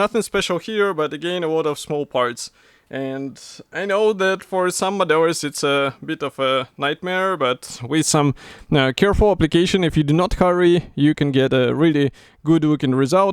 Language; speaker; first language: English; non-native, fluent; Russian